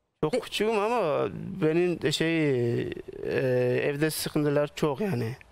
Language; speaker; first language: Turkish; non-native, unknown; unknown